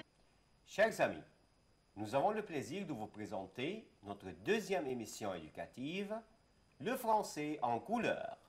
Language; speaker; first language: French; non-native, fluent; Arabic